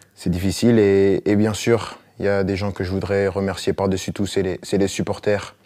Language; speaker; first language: French; native; French